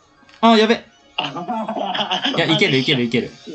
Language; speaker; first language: Japanese; native; Japanese